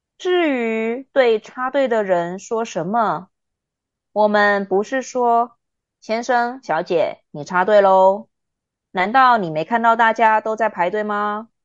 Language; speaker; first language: Chinese; native; Chinese